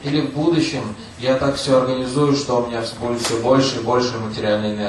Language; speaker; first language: Russian; native; Russian